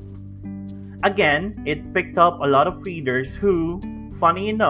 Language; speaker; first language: English; non-native, local second language; Cebuano